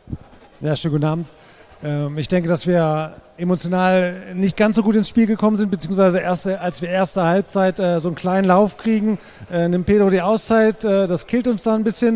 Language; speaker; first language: German; native; German